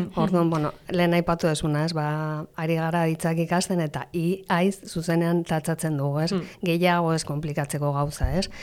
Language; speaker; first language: Basque; non-native, local second language; Spanish